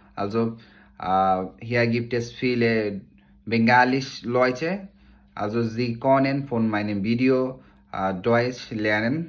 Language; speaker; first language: German; non-native, learner; Bangla